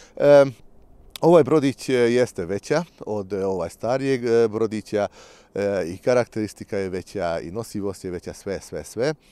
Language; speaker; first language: Bosnian; non-native, local second language; Hungarian